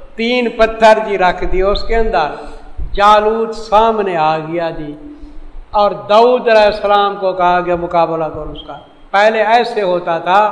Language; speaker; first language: Urdu; non-native, local second language; Saraiki